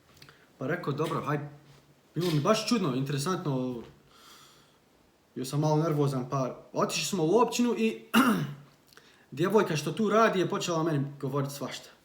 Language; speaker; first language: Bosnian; early bilingual, heritage; Bosnian